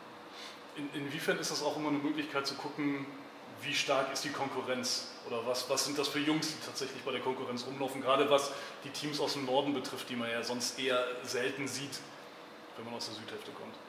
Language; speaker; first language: German; native; German